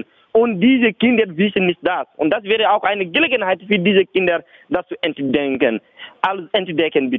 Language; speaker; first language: German; non-native, learner; Bambara